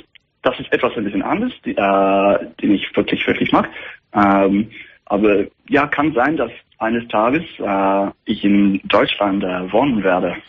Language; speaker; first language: German; non-native, fluent; English